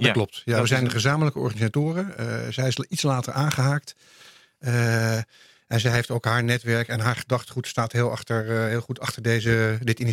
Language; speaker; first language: Dutch; native; Dutch